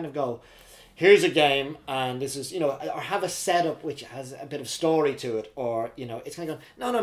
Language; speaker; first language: English; native; English